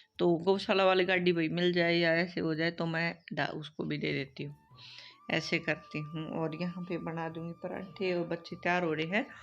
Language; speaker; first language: Hindi; native; Hindi